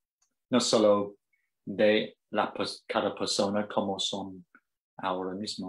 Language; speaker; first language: Spanish; non-native, fluent; English